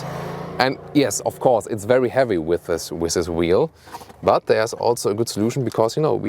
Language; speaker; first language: English; non-native, fluent; German